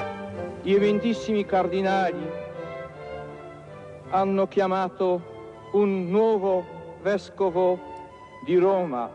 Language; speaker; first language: Italian; non-native, fluent; Polish